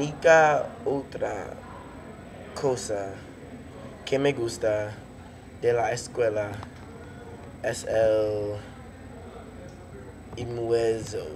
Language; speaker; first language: Spanish; non-native, learner; English